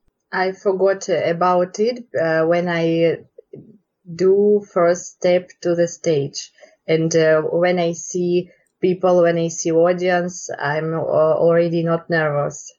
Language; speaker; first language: English; non-native, learner; Russian